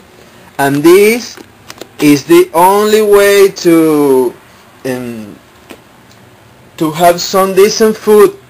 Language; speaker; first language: English; non-native, learner; Spanish